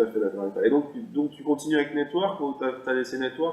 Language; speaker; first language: French; native; French